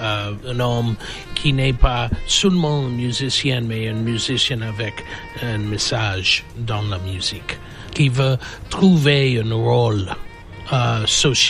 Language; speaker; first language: French; non-native, fluent; English